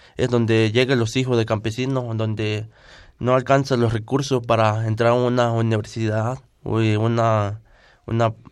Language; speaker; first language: Spanish; non-native, local second language; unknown